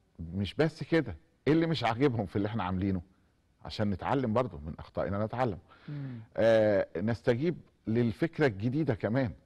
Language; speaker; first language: Arabic; native; Arabic